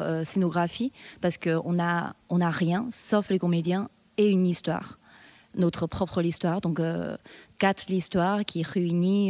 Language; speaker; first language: French; non-native, fluent; Chinese